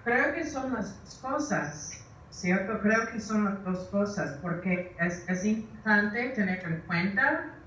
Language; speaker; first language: Spanish; early bilingual, other home language; English